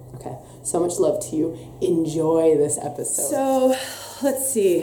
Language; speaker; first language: English; native; English